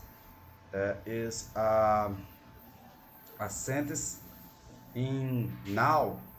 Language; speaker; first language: English; non-native, learner; Portuguese